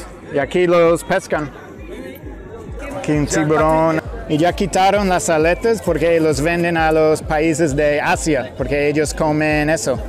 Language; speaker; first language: Spanish; non-native, fluent; English